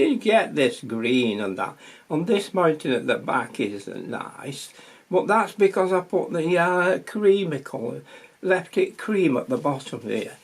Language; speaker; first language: English; native; English